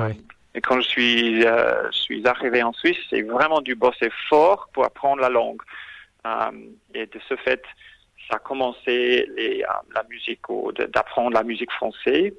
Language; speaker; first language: French; non-native, fluent; English